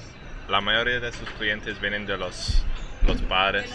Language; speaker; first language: Spanish; non-native, learner; English